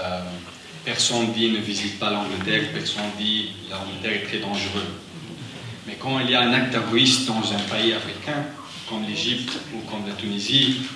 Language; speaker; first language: French; non-native, fluent; Arabic